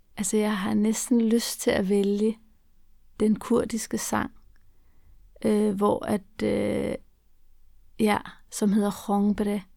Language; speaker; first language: Danish; early bilingual, other home language; Kurdish